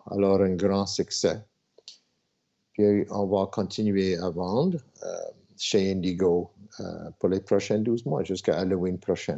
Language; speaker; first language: French; non-native, local second language; English